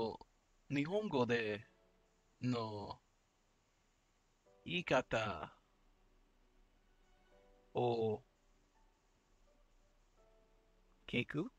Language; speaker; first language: Japanese; non-native, learner; English